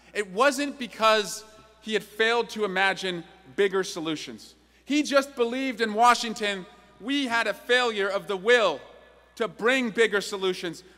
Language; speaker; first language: English; native; English